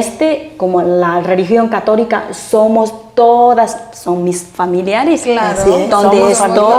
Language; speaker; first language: Spanish; non-native, fluent; Chinese